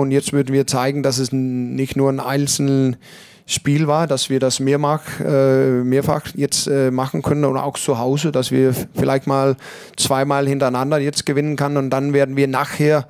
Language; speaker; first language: German; non-native, learner; Danish